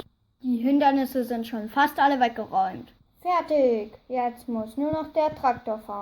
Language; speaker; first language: German; native; German